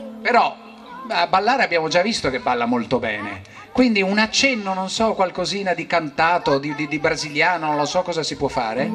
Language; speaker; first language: Italian; native; Italian